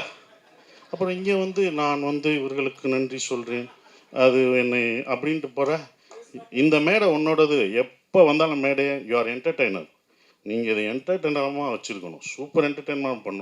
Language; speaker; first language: Tamil; native; Tamil